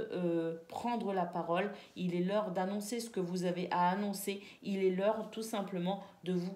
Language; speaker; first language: French; native; French